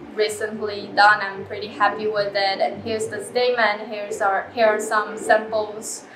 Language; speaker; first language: English; non-native, fluent; Chinese